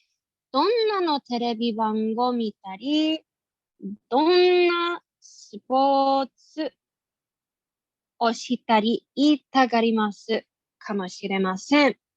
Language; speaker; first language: Japanese; non-native, learner; English